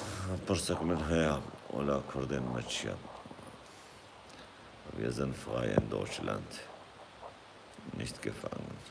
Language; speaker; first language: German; non-native, fluent; Kurdish